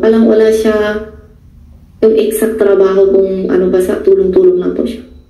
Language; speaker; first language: Filipino; non-native, learner; Chinese